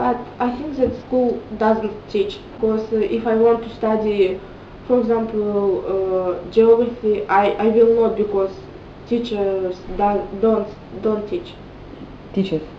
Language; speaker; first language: English; non-native, learner; Russian